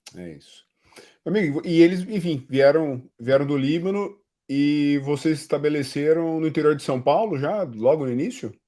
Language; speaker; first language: Portuguese; native; Portuguese